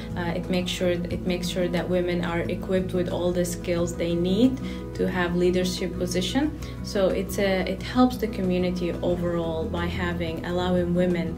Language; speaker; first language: English; non-native, fluent; Arabic